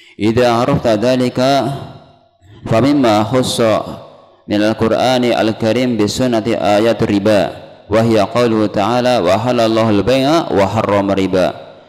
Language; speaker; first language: Arabic; non-native, fluent; Indonesian